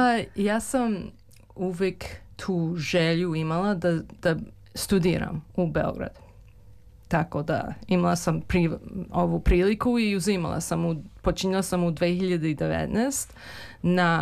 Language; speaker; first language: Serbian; early bilingual, heritage; Serbian